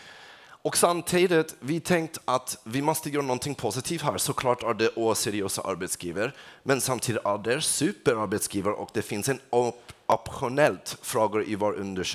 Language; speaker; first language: Swedish; non-native, fluent; English